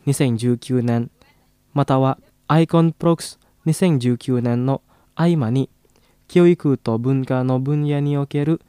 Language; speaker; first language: Japanese; non-native, fluent; Indonesian